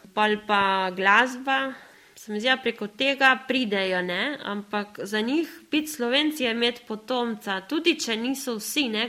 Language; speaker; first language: Slovenian; early bilingual, other home language; Spanish